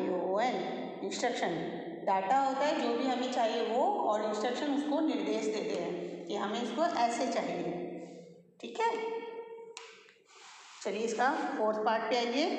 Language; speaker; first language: Hindi; native; Hindi